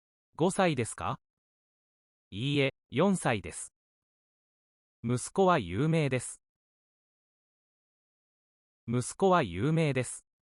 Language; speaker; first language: Japanese; non-native, learner; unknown